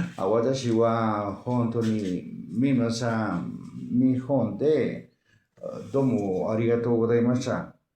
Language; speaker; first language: Japanese; non-native, learner; Spanish